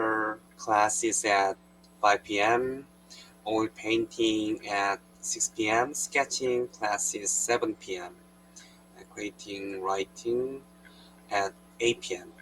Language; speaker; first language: English; non-native, learner; Korean